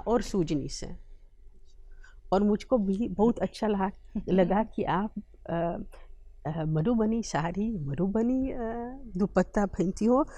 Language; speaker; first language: Hindi; early bilingual, heritage; Dutch